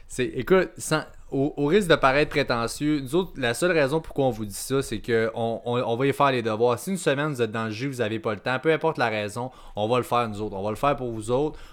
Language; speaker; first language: French; native; French